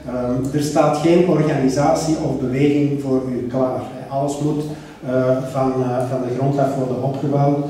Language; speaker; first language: Dutch; native; Dutch